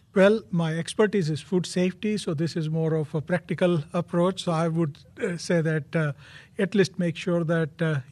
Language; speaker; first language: English; non-native, local second language; Gujarati